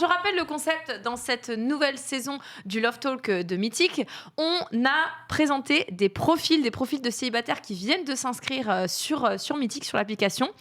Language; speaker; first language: French; native; French